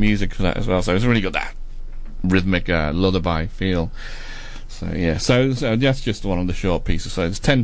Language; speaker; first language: English; native; English